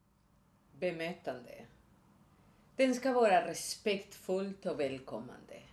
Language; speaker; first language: Swedish; non-native, fluent; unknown